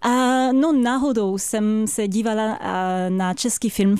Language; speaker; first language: Czech; non-native, fluent; French